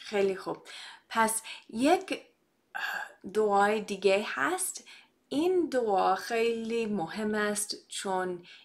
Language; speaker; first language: Persian; non-native, fluent; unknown